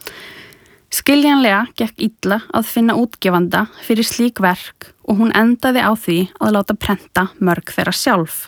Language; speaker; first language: Icelandic; native; Icelandic